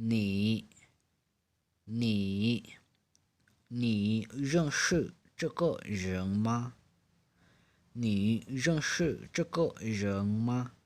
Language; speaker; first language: Chinese; non-native, fluent; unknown